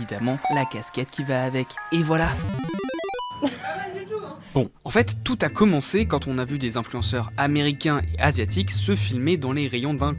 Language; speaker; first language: French; native; French